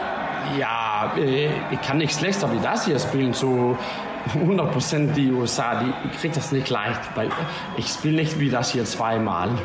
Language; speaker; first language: German; non-native, learner; Danish